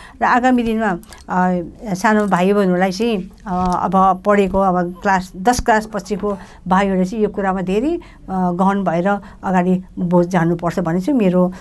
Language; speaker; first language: Nepali; non-native, local second language; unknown